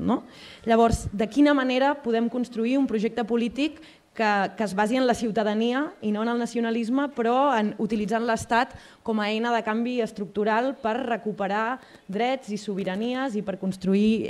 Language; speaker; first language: Catalan; native; Catalan